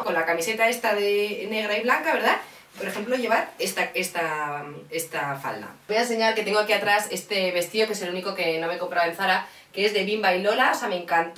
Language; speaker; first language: Spanish; native; Spanish